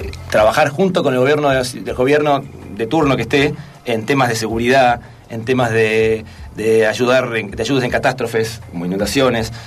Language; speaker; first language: Spanish; native; Spanish